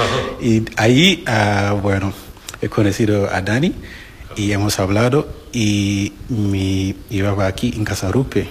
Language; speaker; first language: Spanish; non-native, learner; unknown